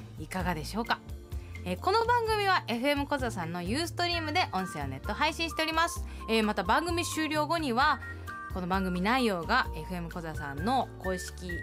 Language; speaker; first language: Japanese; early bilingual, heritage; Japanese